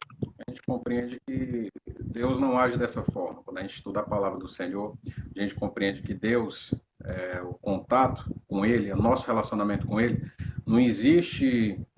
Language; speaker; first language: Portuguese; native; Portuguese